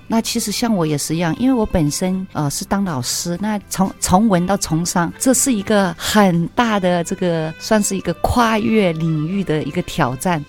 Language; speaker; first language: Chinese; native; Chinese